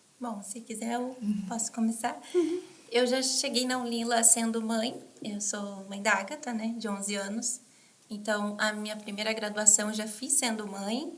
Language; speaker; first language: Portuguese; native; Portuguese